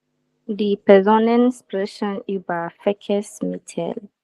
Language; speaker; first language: German; non-native, learner; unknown